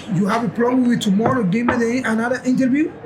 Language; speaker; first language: English; non-native, learner; Spanish